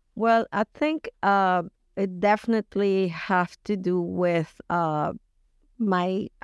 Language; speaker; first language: English; non-native, fluent; Spanish